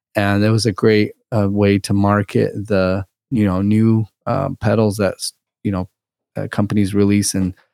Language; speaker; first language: English; early bilingual, other home language; Russian